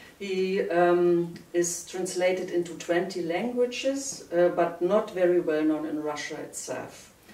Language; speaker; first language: English; non-native, fluent; German